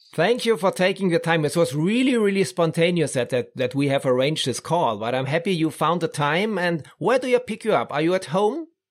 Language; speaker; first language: English; non-native, fluent; German